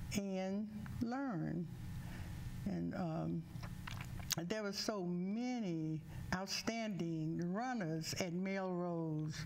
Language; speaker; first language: English; native; English